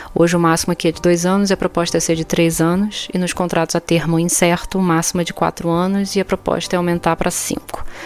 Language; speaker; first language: Portuguese; native; Portuguese